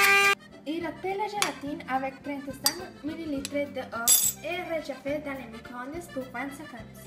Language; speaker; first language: French; non-native, learner; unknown